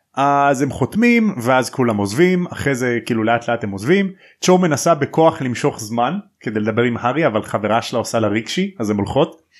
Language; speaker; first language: Hebrew; native; Hebrew